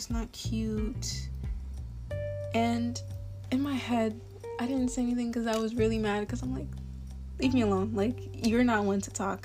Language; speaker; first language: English; native; English